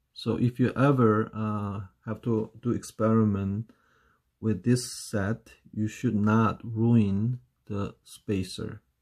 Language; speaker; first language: English; non-native, fluent; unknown